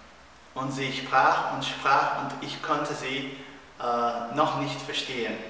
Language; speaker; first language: German; non-native, learner; Portuguese